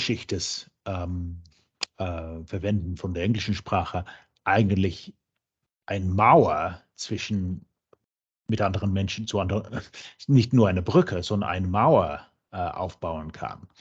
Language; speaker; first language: German; non-native, fluent; English